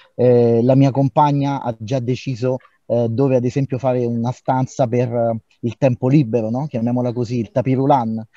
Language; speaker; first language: Italian; native; Italian